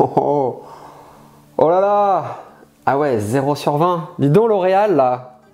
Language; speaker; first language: French; native; French